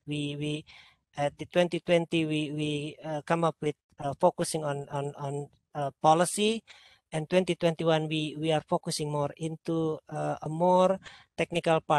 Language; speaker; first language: English; non-native, fluent; Indonesian